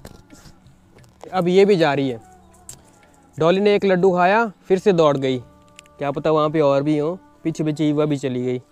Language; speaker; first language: Hindi; native; Hindi